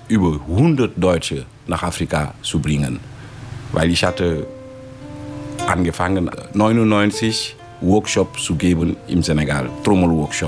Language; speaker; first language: German; non-native, local second language; Wolof